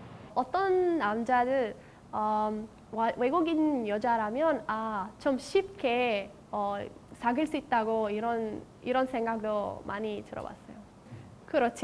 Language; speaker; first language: Korean; non-native, learner; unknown